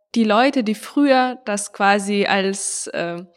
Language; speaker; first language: German; non-native, fluent; Ukrainian